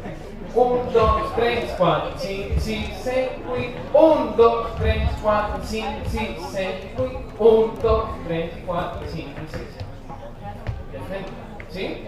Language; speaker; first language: Spanish; native; Spanish